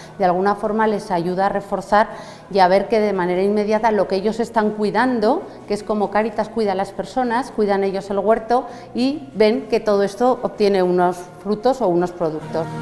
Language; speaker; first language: Spanish; native; Spanish